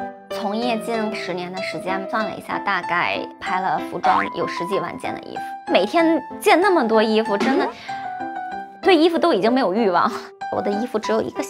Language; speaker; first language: Chinese; native; Chinese